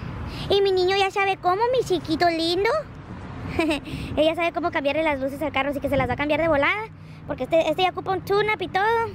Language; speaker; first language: Spanish; native; Spanish